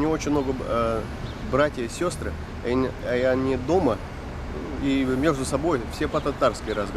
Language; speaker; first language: Russian; early bilingual, heritage; Dutch